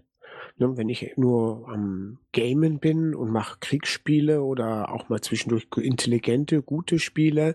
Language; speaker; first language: German; native; German